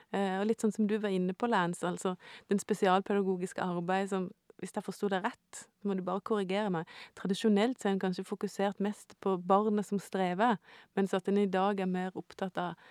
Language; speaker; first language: Norwegian; native; Norwegian